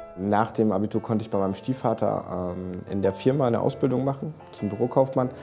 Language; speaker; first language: German; early bilingual, other home language; Czech